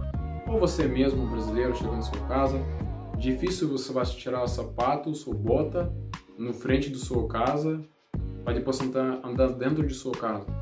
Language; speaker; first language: Portuguese; non-native, learner; Russian